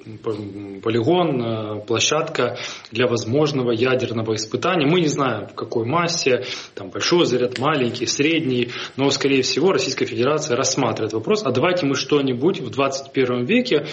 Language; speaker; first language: Russian; native; Russian